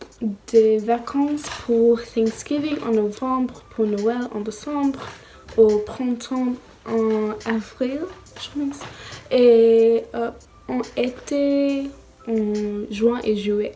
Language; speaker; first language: French; non-native, learner; English